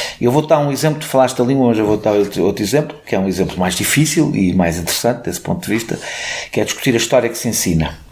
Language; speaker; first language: Portuguese; native; Portuguese